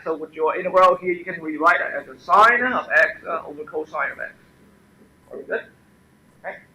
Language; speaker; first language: English; non-native, fluent; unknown